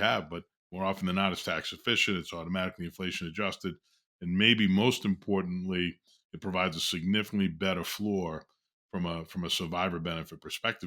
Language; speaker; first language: English; native; English